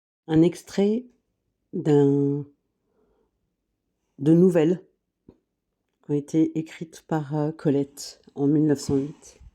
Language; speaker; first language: French; native; French